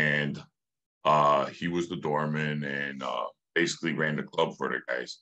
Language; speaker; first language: English; native; English